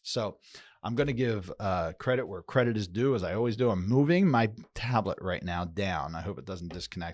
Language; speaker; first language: English; native; English